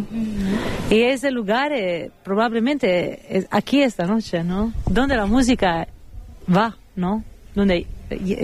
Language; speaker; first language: Spanish; non-native, fluent; Italian